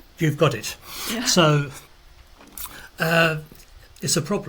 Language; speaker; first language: English; native; English